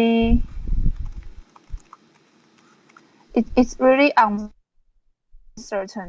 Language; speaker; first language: English; non-native, learner; Chinese